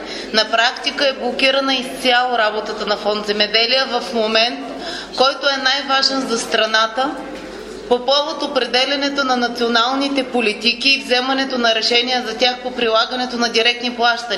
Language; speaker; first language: Bulgarian; native; Bulgarian